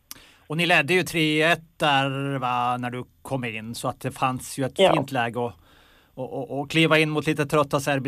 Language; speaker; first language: Swedish; native; Swedish